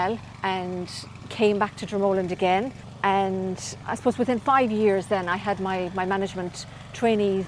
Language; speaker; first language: English; native; English